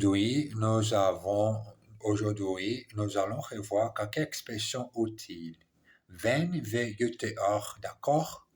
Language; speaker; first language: French; non-native, learner; English